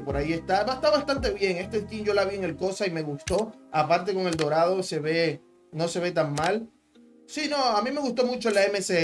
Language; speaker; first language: Spanish; native; Spanish